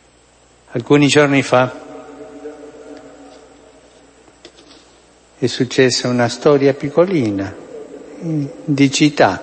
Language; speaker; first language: Italian; non-native, fluent; Spanish